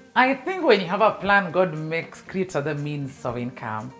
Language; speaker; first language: English; non-native, local second language; Luo (Kenya and Tanzania)